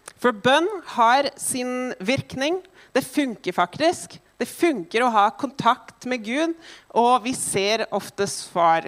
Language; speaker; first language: Norwegian; non-native, fluent; English